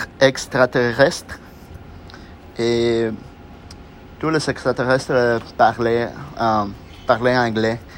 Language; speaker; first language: French; non-native, learner; Spanish